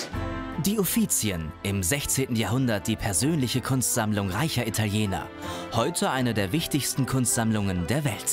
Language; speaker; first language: German; native; German